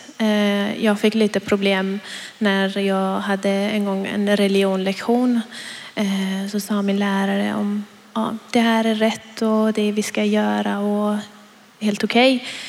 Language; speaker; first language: Swedish; non-native, fluent; Persian